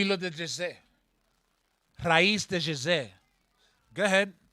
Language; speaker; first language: Portuguese; non-native, learner; Spanish